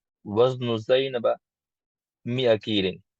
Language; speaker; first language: Arabic; non-native, learner; English